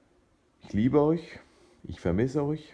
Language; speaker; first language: German; non-native, fluent; Danish